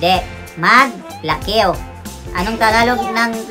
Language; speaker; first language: Filipino; non-native, local second language; Cebuano